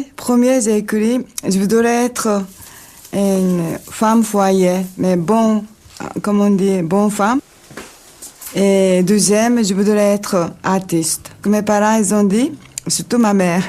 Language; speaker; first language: French; non-native, learner; Japanese